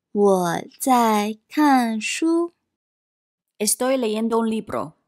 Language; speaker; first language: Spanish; non-native, fluent; Chinese